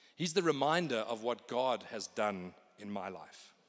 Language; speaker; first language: English; native; English